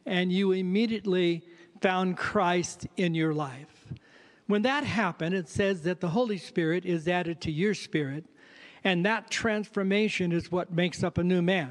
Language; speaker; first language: English; native; English